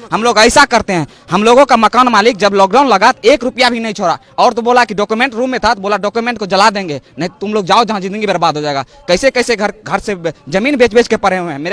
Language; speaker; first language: Hindi; native; Hindi